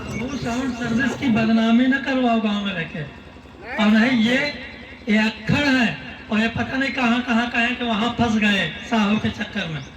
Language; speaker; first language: Hindi; native; Hindi